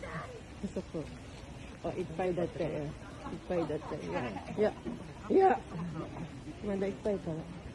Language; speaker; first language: Japanese; non-native, learner; Filipino